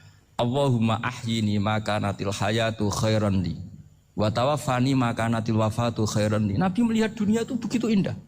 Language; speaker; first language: Indonesian; non-native, local second language; Javanese